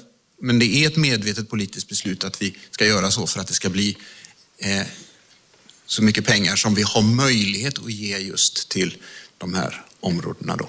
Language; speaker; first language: Swedish; native; Swedish